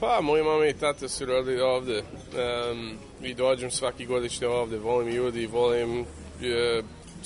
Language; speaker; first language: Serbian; early bilingual, heritage; English